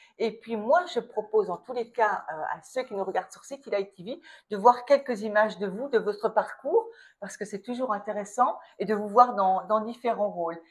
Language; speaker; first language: French; native; French